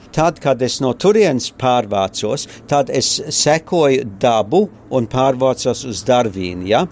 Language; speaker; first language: Latvian; early bilingual, heritage; Latvian